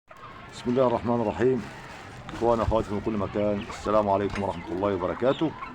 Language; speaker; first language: Arabic; native; Arabic